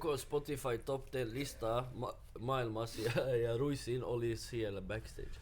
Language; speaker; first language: Finnish; non-native, learner; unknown